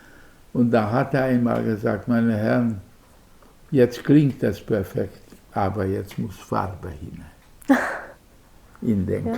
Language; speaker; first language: German; non-native, fluent; Hungarian